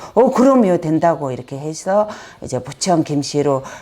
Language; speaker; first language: Korean; non-native, fluent; Mongolian